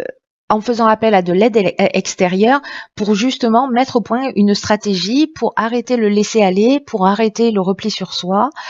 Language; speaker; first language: French; native; French